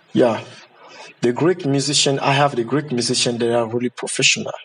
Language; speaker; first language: English; non-native, learner; Lingala